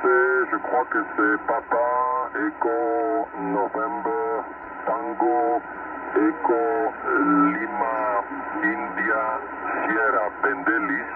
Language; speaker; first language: French; non-native, fluent; Greek